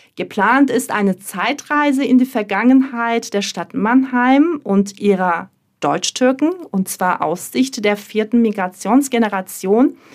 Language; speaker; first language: German; non-native, fluent; Turkish